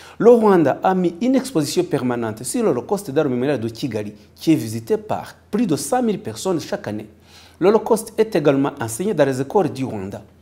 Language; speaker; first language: French; non-native, local second language; Kinyarwanda